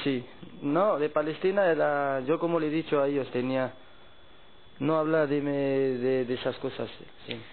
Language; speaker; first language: Spanish; non-native, learner; Arabic